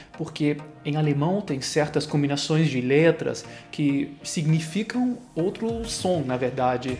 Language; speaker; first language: Portuguese; non-native, fluent; German